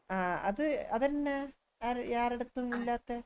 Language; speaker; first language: Tamil; non-native, learner; Malayalam